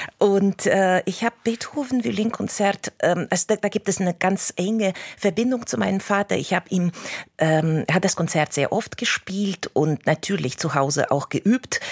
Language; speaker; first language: German; non-native, fluent; Russian